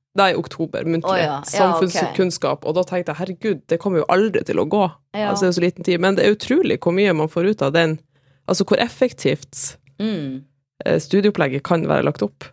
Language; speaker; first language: Norwegian; native; Norwegian